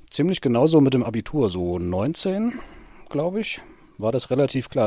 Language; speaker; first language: German; native; German